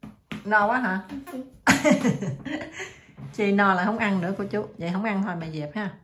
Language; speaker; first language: Vietnamese; native; Vietnamese